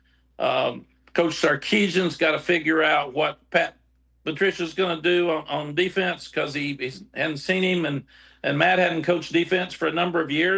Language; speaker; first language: English; native; English